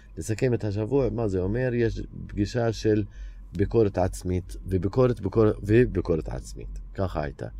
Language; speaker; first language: Hebrew; non-native, local second language; Arabic